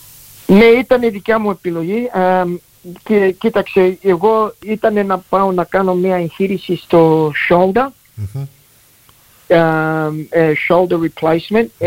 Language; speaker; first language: Greek; early bilingual, heritage; Greek